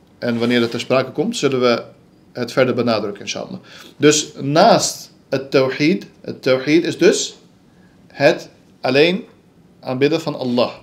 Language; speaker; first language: Dutch; early bilingual, other home language; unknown